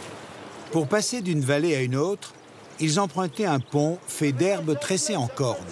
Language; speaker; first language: French; native; French